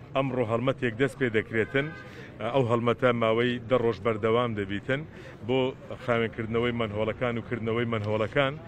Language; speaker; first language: Central Kurdish; native; Central Kurdish